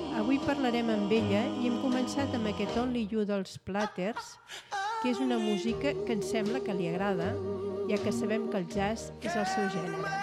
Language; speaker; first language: Catalan; native; Catalan